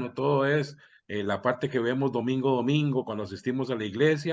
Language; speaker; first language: Spanish; native; Spanish